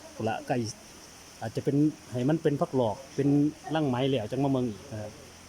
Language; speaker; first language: Thai; native; Thai